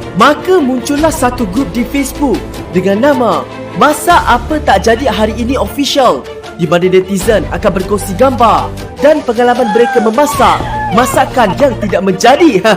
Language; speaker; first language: Malay; native; Malay